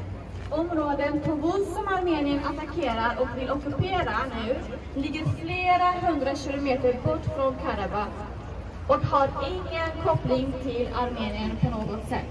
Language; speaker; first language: Swedish; non-native, fluent; Azerbaijani